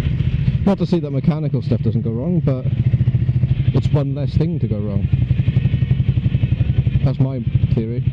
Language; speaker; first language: English; native; English